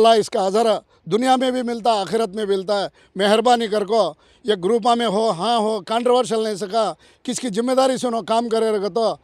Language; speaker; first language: Hindi; non-native, local second language; Urdu